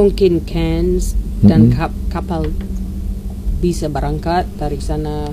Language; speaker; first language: Indonesian; non-native, learner; English